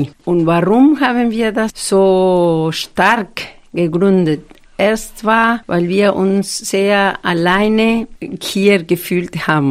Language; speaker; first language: German; non-native, fluent; Spanish